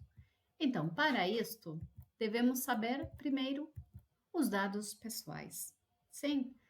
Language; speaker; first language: Portuguese; non-native, fluent; Spanish